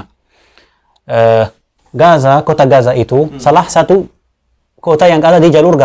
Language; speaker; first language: Indonesian; non-native, fluent; Arabic